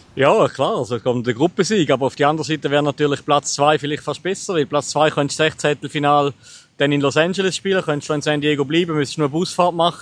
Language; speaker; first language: German; native; German